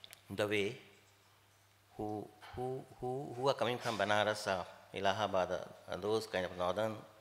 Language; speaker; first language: English; non-native, local second language; Bhojpuri